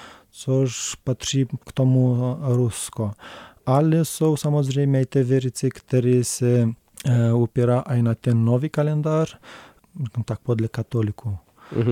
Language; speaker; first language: Czech; non-native, learner; Romanian